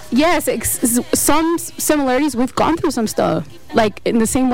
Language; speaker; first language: English; early bilingual, other home language; Spanish